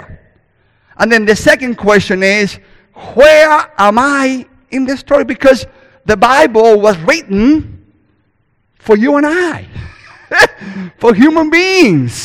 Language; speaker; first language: English; non-native, fluent; Spanish